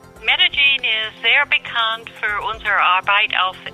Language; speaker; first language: German; non-native, fluent; English